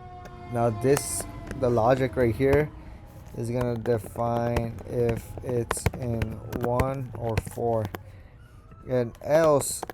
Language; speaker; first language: English; native; English